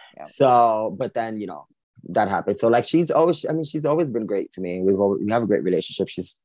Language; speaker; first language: English; early bilingual, other home language; Spanish